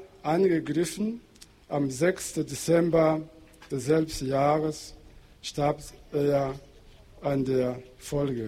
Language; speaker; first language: German; non-native, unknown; Portuguese